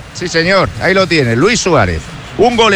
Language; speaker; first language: Spanish; native; Spanish